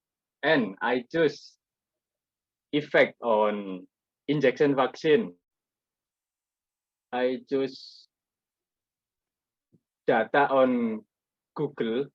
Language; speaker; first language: English; non-native, learner; Indonesian